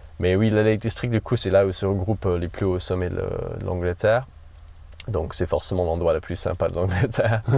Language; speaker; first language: French; non-native, fluent; English